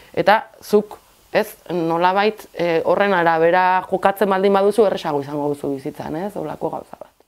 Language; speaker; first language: Basque; non-native, local second language; Spanish